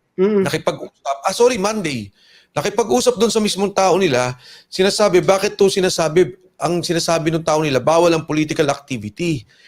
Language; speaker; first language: Filipino; native; Filipino